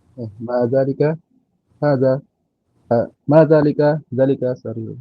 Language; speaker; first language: Arabic; non-native, learner; Filipino